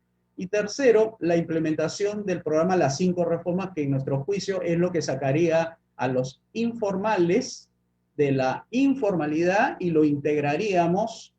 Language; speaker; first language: Spanish; native; Spanish